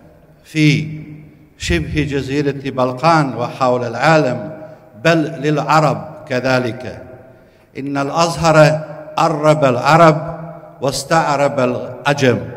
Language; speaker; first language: Arabic; non-native, fluent; Bosnian